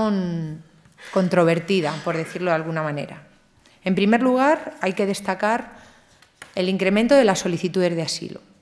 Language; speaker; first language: Spanish; native; Spanish